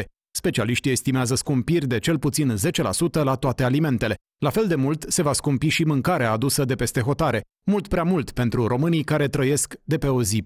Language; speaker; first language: Romanian; native; Romanian